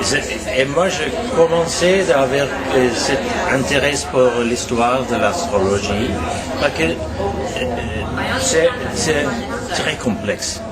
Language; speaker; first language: French; non-native, learner; Norwegian